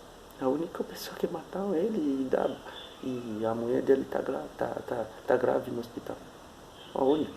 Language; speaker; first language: Portuguese; non-native, fluent; Haitian Creole